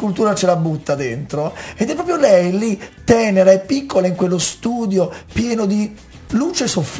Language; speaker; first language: Italian; native; Italian